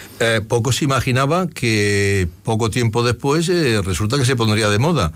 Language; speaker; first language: Spanish; native; Spanish